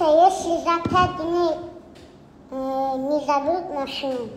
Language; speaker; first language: Russian; non-native, local second language; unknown